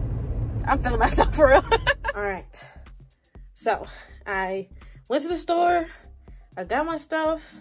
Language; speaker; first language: English; native; English